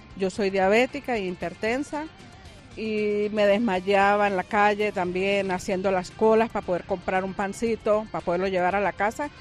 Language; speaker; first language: Spanish; native; Spanish